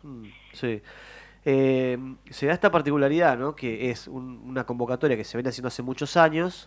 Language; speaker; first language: Spanish; native; Spanish